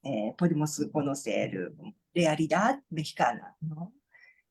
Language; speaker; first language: Spanish; non-native, learner; Japanese